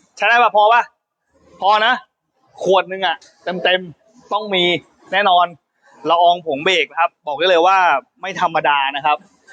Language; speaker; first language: Thai; native; Thai